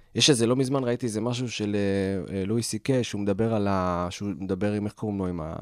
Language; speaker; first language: Hebrew; native; Hebrew